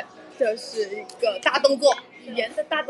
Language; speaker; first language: Chinese; native; Chinese